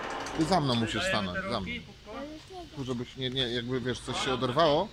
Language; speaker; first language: Polish; native; Polish